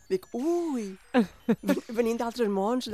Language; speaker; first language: Catalan; native; Catalan